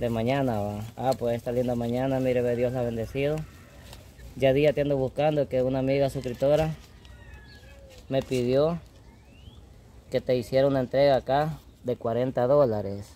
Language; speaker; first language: Spanish; native; Spanish